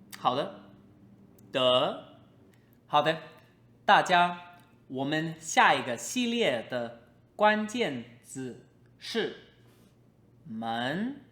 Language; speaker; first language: Chinese; non-native, fluent; English